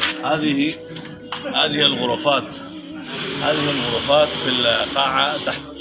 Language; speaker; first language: Arabic; non-native, fluent; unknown